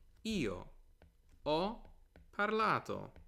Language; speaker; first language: Italian; non-native, fluent; English